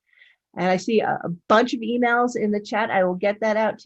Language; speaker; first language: English; native; English